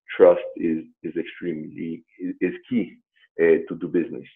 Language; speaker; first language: English; non-native, fluent; Spanish